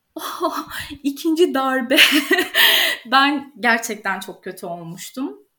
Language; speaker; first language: Turkish; native; Turkish